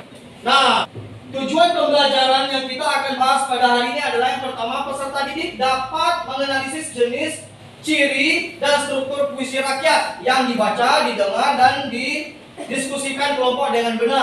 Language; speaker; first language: Indonesian; native; Indonesian